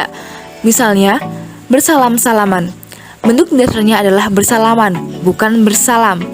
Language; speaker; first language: Indonesian; native; Indonesian